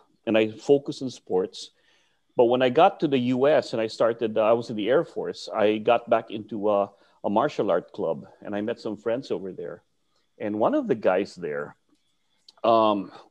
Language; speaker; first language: English; non-native, local second language; Filipino